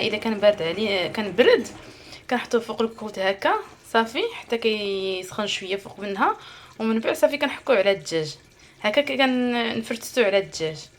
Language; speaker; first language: Arabic; native; Arabic